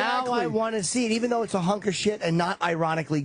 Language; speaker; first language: English; native; English